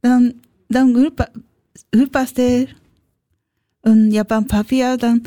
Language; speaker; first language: German; non-native, learner; Japanese